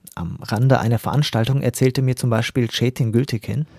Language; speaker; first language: German; native; German